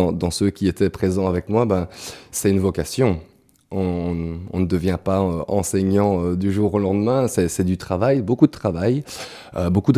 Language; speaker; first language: French; native; French